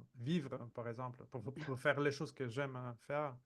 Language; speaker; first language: French; non-native, fluent; Portuguese